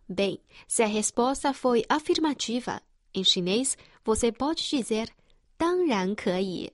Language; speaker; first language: Portuguese; non-native, fluent; Chinese